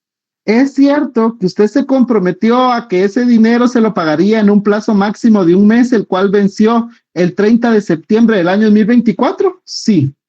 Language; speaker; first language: Spanish; native; Spanish